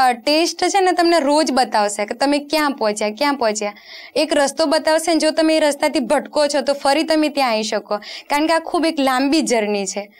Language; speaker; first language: Gujarati; non-native, local second language; Rajasthani